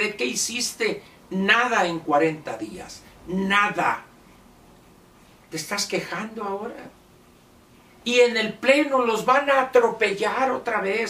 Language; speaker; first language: Spanish; native; Spanish